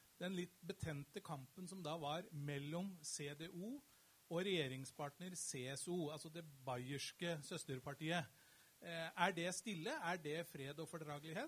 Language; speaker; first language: Norwegian; native; Norwegian